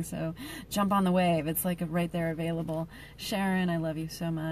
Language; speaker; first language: English; native; English